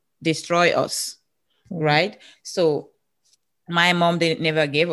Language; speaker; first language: English; non-native, local second language; French